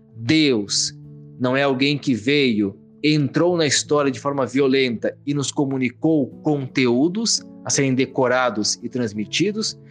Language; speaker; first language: Portuguese; native; Portuguese